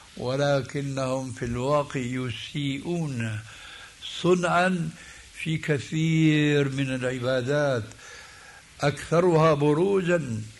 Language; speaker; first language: Arabic; native; Arabic